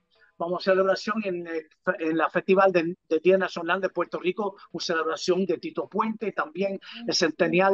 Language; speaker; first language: Spanish; early bilingual, heritage; English